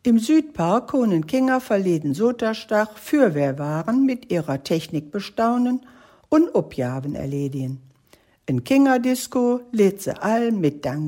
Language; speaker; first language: German; native; German